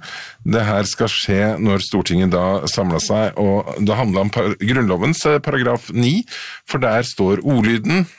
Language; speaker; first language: Norwegian; native; Norwegian